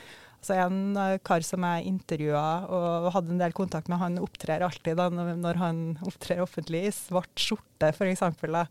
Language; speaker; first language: Norwegian; native; Norwegian